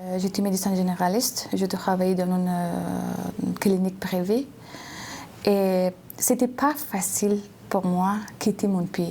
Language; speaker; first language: French; non-native, learner; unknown